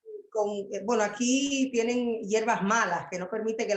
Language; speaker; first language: Spanish; native; Spanish